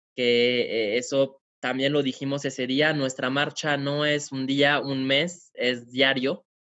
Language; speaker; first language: Spanish; non-native, fluent; French